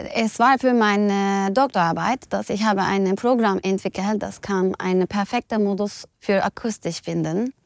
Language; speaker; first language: German; non-native, fluent; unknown